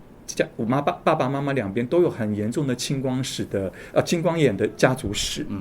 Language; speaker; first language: Chinese; native; Chinese